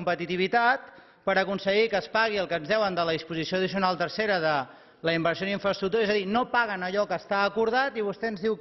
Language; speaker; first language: Catalan; native; Catalan